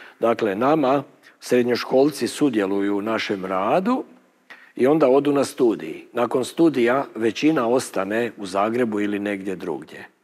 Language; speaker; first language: Croatian; native; Croatian